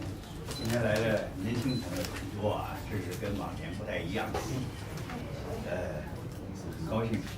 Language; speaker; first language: Chinese; native; Chinese